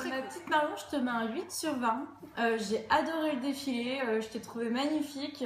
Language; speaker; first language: French; native; French